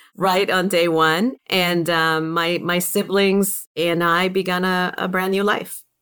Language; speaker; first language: English; early bilingual, other home language; Spanish